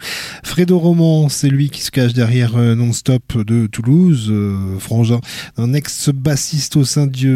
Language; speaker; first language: French; native; French